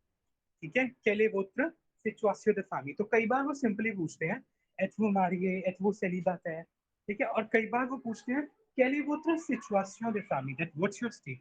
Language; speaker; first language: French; non-native, fluent; Hindi